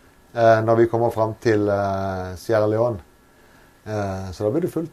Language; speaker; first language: Norwegian; native; Norwegian